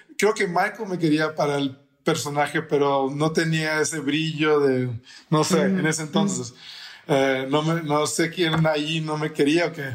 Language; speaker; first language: Spanish; early bilingual, heritage; Spanish